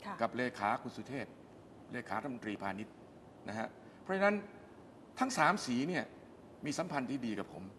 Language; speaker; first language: Thai; native; Thai